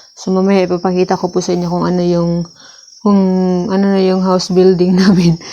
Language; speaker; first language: Filipino; non-native, local second language; Cebuano